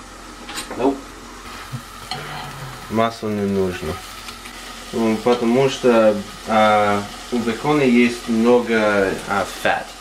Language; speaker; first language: Russian; non-native, fluent; English